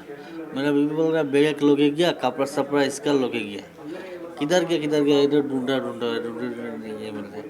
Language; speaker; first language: Hindi; non-native, local second language; Bangla